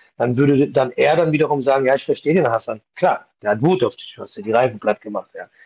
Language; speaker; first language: German; early bilingual, other home language; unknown